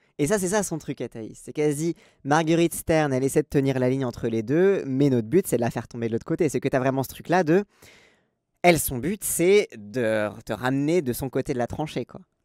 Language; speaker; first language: French; native; French